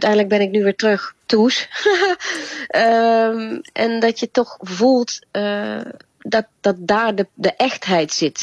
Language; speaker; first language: Dutch; native; Dutch